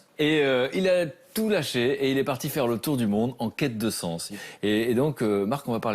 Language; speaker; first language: French; native; French